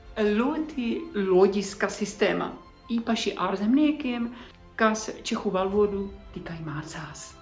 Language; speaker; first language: Latvian; non-native, fluent; Czech